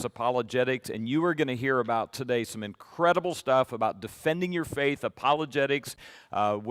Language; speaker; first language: English; native; English